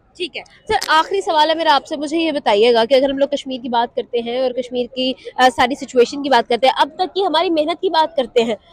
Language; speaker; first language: Urdu; native; Urdu